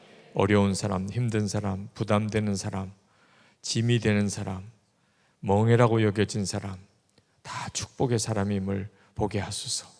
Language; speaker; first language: Korean; native; Korean